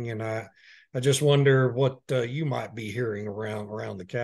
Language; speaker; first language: English; native; English